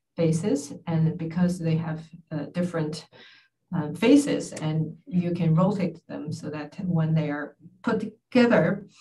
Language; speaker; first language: English; non-native, fluent; Chinese